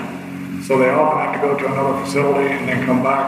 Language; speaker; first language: English; native; English